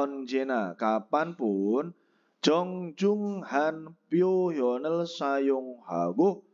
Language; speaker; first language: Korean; non-native, fluent; Indonesian